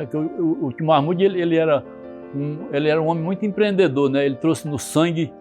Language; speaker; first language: Portuguese; native; Portuguese